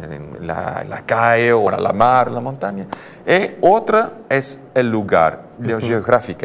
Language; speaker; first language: Spanish; non-native, learner; Dutch